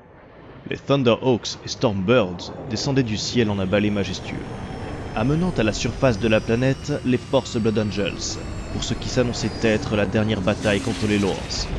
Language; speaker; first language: French; native; French